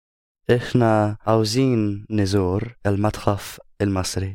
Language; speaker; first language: Arabic; non-native, learner; English